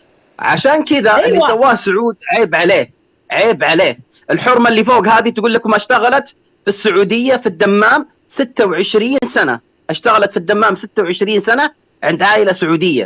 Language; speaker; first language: Arabic; native; Arabic